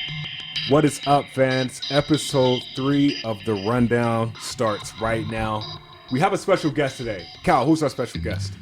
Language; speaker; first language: English; native; English